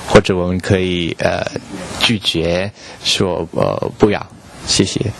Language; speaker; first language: Chinese; non-native, learner; English